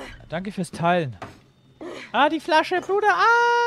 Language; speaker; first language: German; native; German